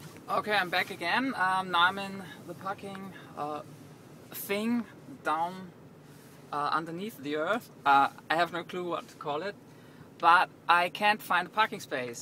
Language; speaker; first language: English; non-native, learner; German